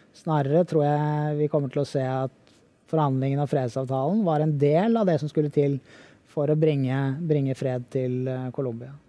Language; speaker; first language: Norwegian; native; Norwegian